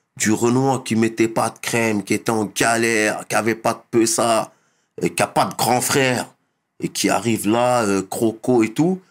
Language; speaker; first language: French; native; French